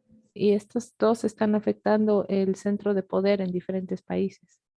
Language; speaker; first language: Spanish; native; Spanish